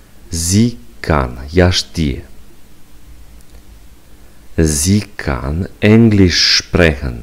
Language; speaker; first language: German; non-native, learner; Romanian